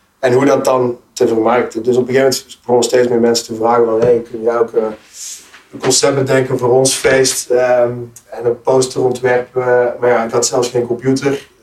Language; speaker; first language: Dutch; native; Dutch